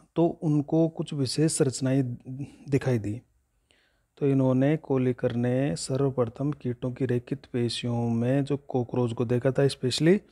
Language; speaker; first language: Hindi; native; Hindi